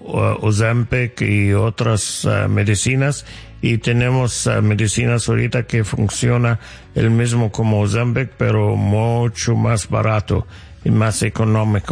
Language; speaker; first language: Spanish; non-native, fluent; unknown